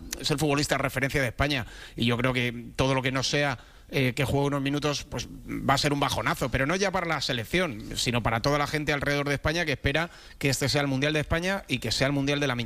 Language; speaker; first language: Spanish; native; Spanish